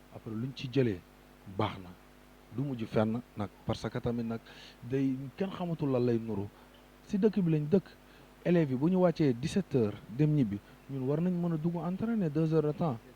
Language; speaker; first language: Wolof; native; Wolof